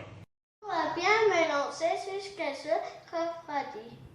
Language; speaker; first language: French; non-native, learner; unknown